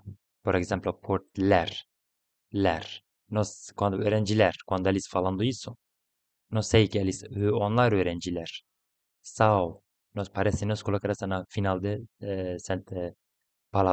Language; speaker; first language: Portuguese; non-native, learner; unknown